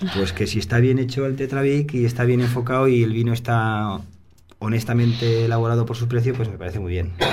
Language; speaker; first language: Spanish; native; Spanish